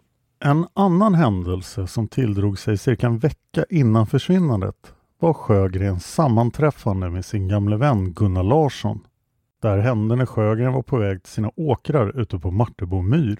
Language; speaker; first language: Swedish; native; Swedish